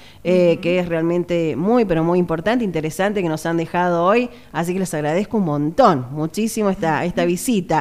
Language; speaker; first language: Spanish; native; Spanish